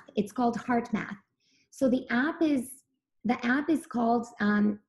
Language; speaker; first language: English; early bilingual, other home language; Serbian